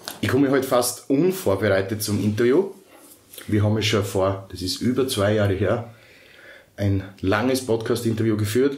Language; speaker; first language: German; native; German